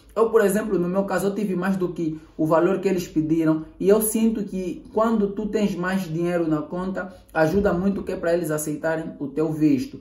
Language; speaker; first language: Portuguese; native; Portuguese